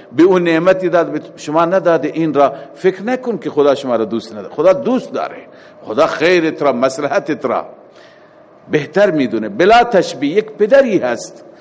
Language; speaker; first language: Persian; native; Persian